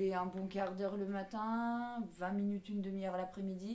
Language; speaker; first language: French; native; French